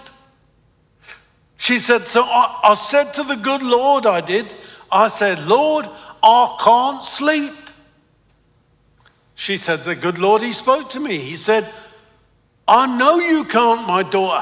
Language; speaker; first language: English; native; English